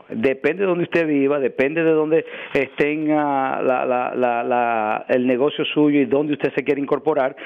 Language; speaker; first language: Spanish; early bilingual, heritage; Spanish